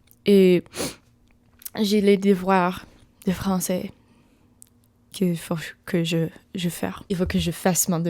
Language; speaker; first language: French; non-native, learner; English